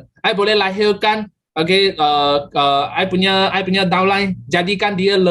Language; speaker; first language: Malay; native; Malay